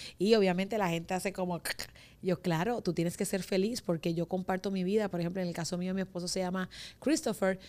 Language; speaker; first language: Spanish; native; Spanish